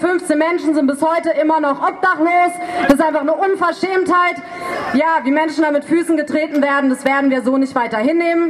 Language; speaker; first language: German; native; German